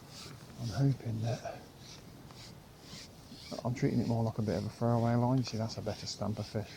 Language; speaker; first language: English; native; English